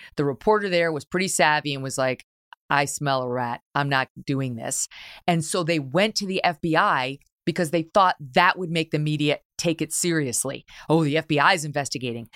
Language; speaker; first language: English; native; English